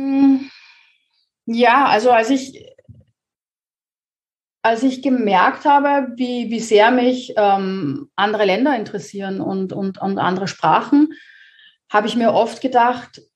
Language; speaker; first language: German; native; German